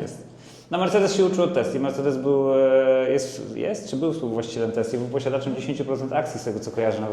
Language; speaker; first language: Polish; native; Polish